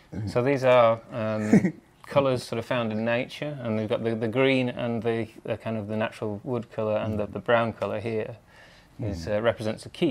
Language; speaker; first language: English; native; English